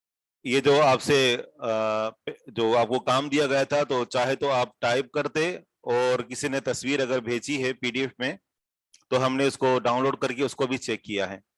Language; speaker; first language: Urdu; native; Urdu